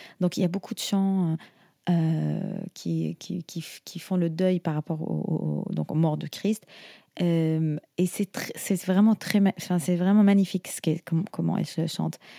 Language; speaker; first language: French; non-native, fluent; Arabic